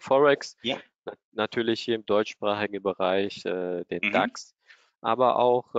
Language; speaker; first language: German; native; German